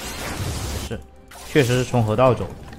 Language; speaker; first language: Chinese; native; Chinese